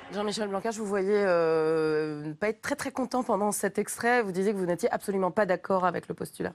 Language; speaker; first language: French; native; French